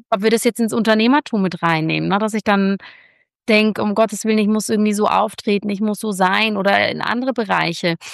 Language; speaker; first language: German; native; German